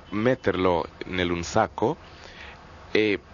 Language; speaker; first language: Italian; non-native, fluent; Kinyarwanda